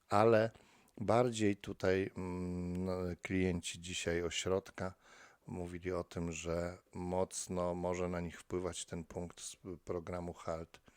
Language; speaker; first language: Polish; native; Polish